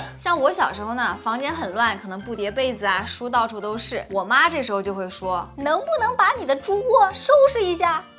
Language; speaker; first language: Chinese; native; Chinese